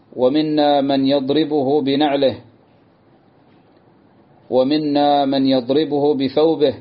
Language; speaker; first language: Arabic; native; Arabic